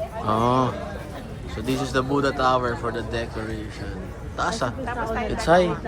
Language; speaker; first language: English; non-native, fluent; Filipino